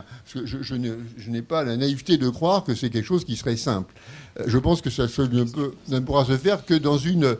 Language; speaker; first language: French; native; French